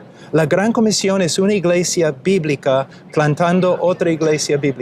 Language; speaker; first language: Spanish; non-native, fluent; English